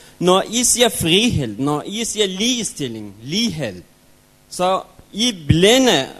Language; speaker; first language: Danish; non-native, learner; Persian